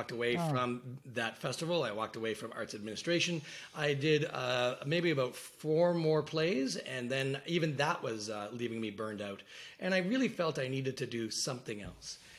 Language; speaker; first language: English; native; English